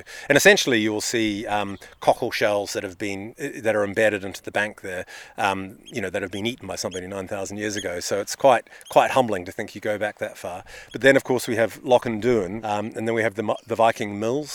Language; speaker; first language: English; native; English